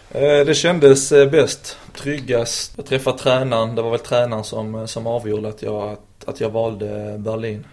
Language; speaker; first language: Swedish; native; Swedish